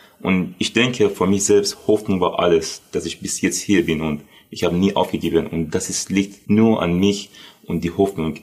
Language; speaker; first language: German; non-native, learner; Persian